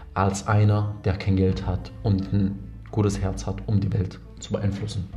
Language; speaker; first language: German; non-native, fluent; Arabic